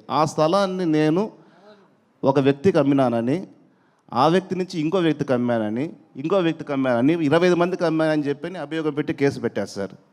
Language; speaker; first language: Telugu; native; Telugu